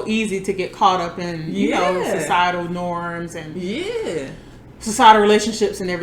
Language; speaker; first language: English; native; English